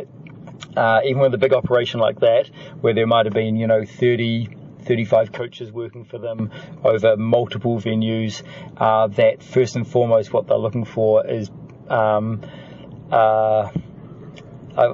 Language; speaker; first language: English; native; English